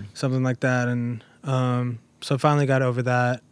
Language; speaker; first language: English; early bilingual, other home language; German